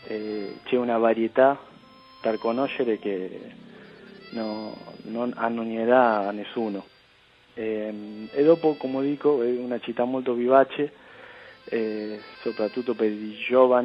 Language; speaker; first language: Italian; early bilingual, heritage; Spanish